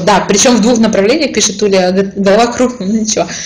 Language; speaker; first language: Russian; native; Russian